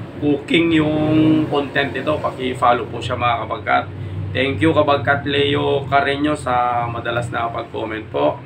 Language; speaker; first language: Filipino; non-native, local second language; Iloko